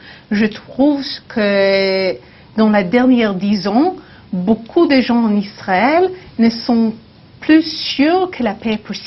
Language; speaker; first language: French; non-native, learner; Hebrew